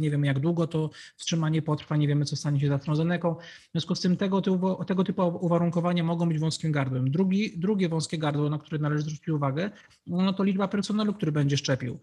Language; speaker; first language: Polish; native; Polish